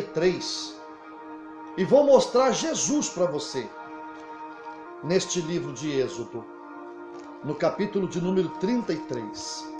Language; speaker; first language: Portuguese; native; Portuguese